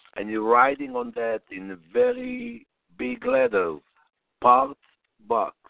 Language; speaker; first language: English; non-native, fluent; Hebrew